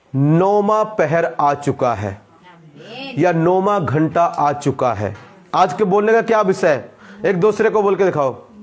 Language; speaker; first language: Hindi; non-native, local second language; Punjabi